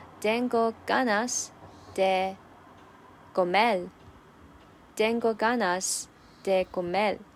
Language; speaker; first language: Spanish; non-native, learner; Chinese